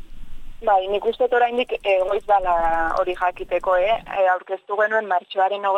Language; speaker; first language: Basque; native; Basque